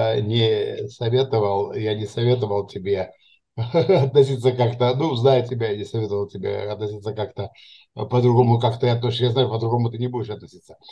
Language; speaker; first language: Russian; non-native, local second language; Georgian